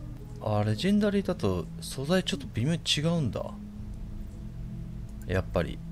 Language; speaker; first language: Japanese; native; Japanese